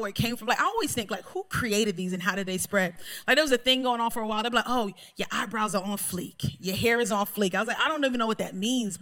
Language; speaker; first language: English; native; English